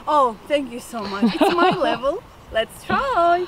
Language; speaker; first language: English; non-native, learner; Russian